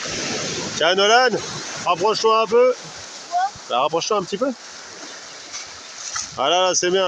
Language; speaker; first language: French; native; French